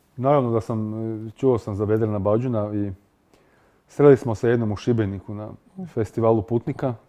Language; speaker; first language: Croatian; native; Croatian